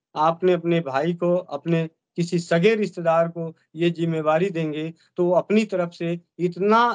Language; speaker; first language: Hindi; native; Hindi